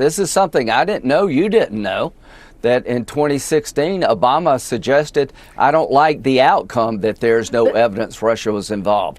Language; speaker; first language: English; native; English